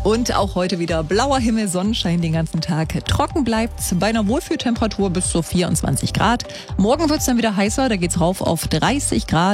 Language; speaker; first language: German; native; German